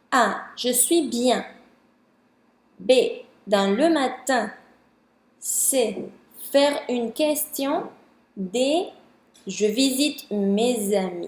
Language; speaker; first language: French; non-native, fluent; Spanish